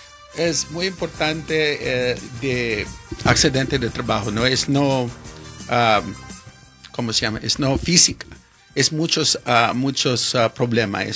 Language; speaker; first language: Spanish; non-native, learner; English